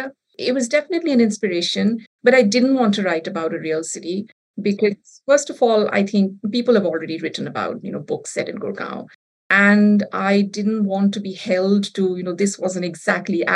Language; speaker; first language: English; non-native, local second language; Bangla